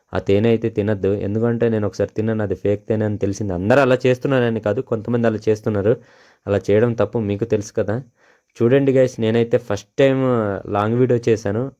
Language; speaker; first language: Telugu; non-native, local second language; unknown